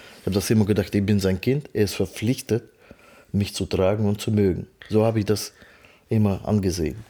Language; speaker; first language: German; non-native, fluent; Russian